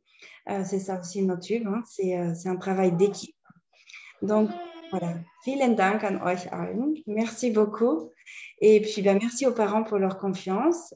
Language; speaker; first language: French; native; French